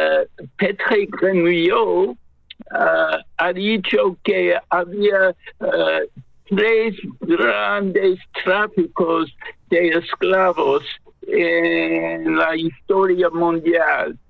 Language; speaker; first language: Spanish; non-native, fluent; English